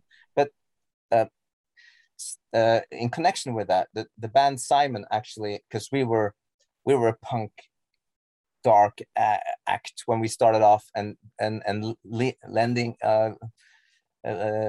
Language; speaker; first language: English; non-native, fluent; Norwegian